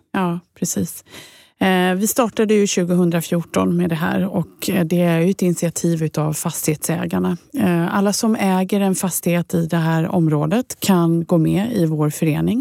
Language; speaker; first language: Swedish; native; Swedish